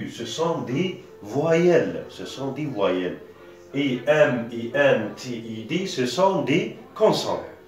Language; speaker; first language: French; non-native, local second language; Arabic